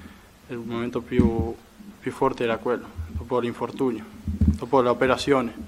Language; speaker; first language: Italian; non-native, fluent; Spanish